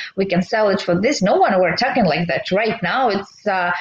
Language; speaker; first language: English; non-native, fluent; Russian